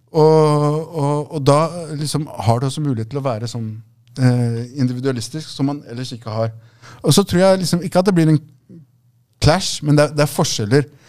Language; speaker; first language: Norwegian; early bilingual, other home language; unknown